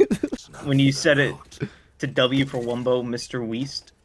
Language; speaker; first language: English; native; English